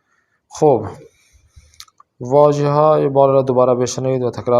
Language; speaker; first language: Persian; non-native, fluent; Urdu